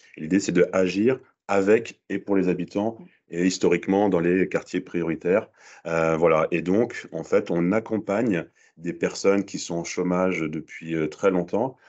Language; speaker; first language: French; native; French